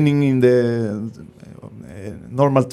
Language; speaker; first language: English; non-native, learner; Spanish